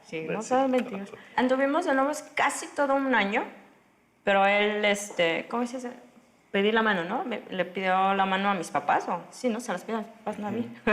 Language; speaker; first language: Spanish; non-native, fluent; Korean